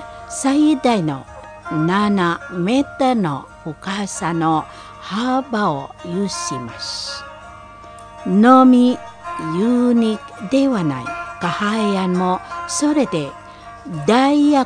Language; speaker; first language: Japanese; non-native, fluent; Indonesian